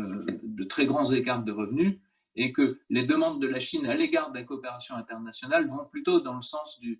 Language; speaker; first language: French; native; French